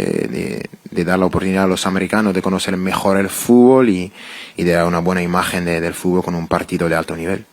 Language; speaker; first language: Spanish; non-native, fluent; French